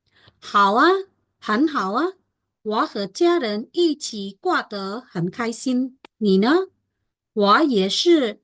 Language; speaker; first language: Chinese; non-native, fluent; Khmer